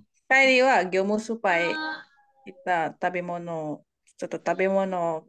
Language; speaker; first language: Japanese; non-native, learner; Indonesian